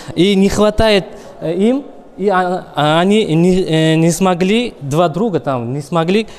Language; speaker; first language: Russian; non-native, learner; Uzbek